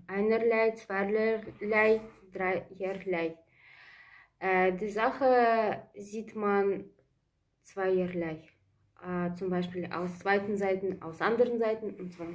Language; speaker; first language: German; non-native, fluent; Russian